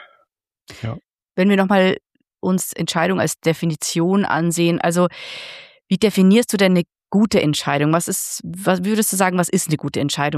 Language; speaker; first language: German; native; German